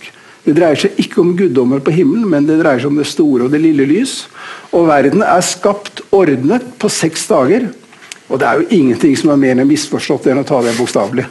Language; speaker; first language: Norwegian; native; Norwegian